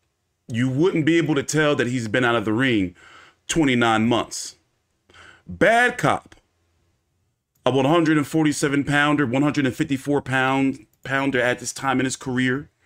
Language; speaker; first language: English; native; English